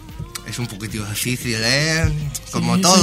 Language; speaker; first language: Spanish; non-native, fluent; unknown